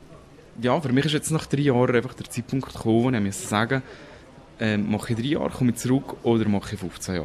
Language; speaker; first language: German; native; German